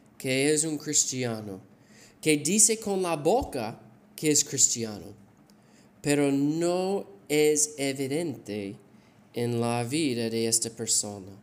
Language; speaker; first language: Spanish; non-native, fluent; English